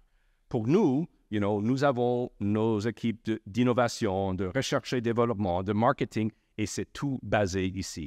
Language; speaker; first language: French; non-native, local second language; English